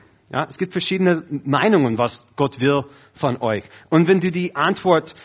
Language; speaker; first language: German; non-native, fluent; English